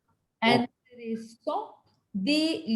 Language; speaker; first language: French; non-native, fluent; Hindi